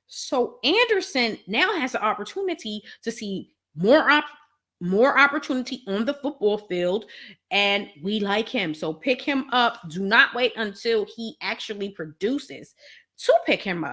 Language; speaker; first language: English; native; English